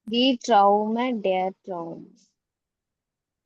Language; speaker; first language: German; non-native, learner; Tamil